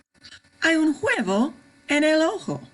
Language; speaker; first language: Spanish; non-native, fluent; English